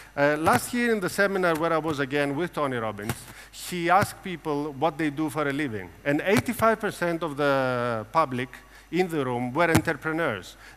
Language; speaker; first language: English; non-native, fluent; Greek